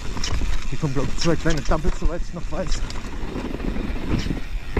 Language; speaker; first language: German; native; German